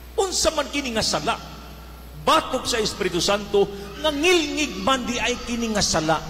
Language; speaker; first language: Cebuano; native; Cebuano